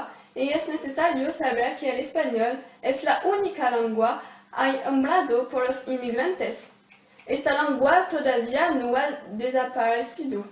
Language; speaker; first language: Spanish; non-native, learner; French